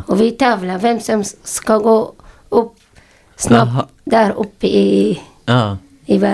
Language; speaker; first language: Swedish; non-native, learner; Syriac